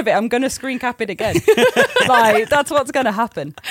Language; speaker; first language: English; native; English